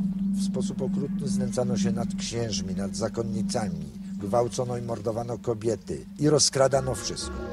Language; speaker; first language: Polish; native; Polish